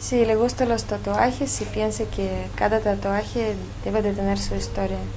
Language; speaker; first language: Spanish; non-native, fluent; Russian